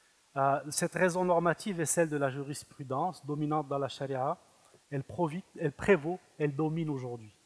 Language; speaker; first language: French; non-native, fluent; Arabic